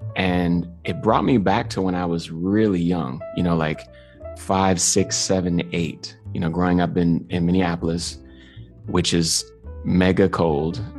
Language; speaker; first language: English; native; English